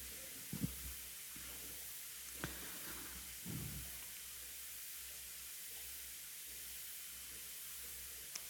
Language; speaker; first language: English; non-native, local second language; Ganda